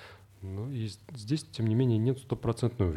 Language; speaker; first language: Russian; native; Russian